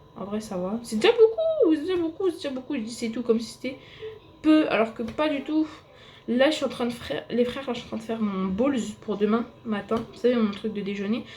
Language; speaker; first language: French; native; French